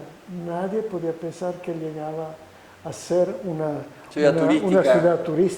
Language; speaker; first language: Spanish; non-native, fluent; Italian